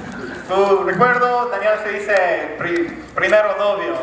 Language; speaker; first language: Spanish; non-native, learner; English